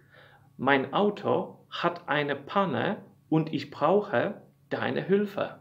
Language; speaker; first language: German; non-native, fluent; Polish